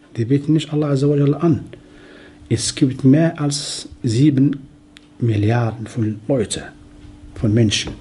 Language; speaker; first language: German; non-native, fluent; Arabic